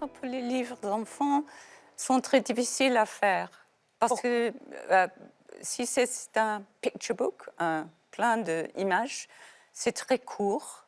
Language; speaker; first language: French; non-native, fluent; English